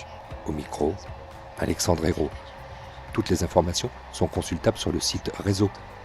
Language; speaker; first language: French; native; French